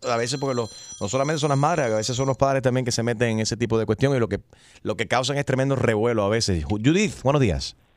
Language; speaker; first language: Spanish; early bilingual, heritage; Spanish